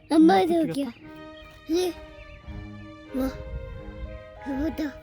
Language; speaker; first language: Korean; early bilingual, heritage; Korean